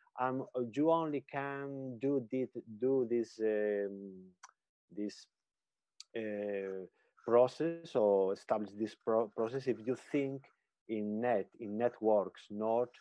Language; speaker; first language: English; non-native, learner; Spanish